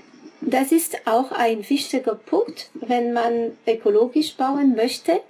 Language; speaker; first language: German; non-native, fluent; French